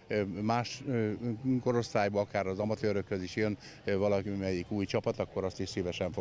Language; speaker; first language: Hungarian; native; Hungarian